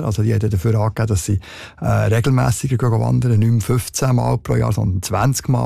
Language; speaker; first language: German; native; German